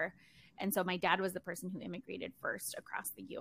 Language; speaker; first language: English; early bilingual, other home language; Spanish